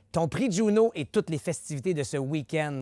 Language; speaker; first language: French; native; French